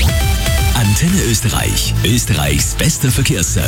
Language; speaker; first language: German; native; German